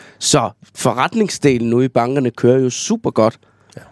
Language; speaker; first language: Danish; native; Danish